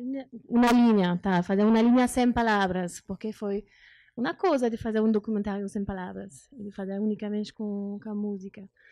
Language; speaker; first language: Portuguese; non-native, learner; French